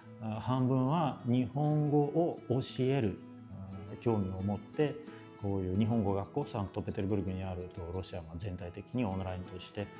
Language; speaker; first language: Japanese; non-native, fluent; Russian